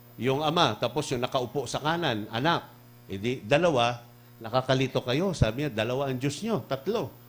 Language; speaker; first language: Filipino; non-native, local second language; Cebuano